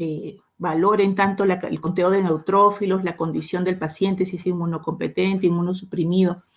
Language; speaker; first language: Spanish; native; Spanish